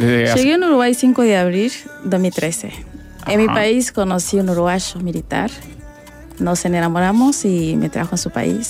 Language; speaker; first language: Spanish; non-native, fluent; Rundi